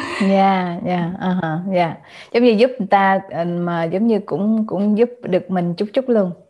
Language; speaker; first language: Vietnamese; early bilingual, heritage; Vietnamese